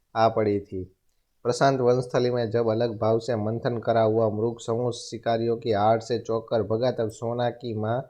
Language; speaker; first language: Hindi; non-native, local second language; Gujarati